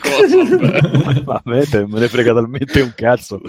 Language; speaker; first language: Italian; native; Italian